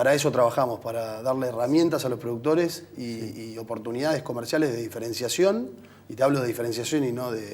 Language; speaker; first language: Spanish; native; Spanish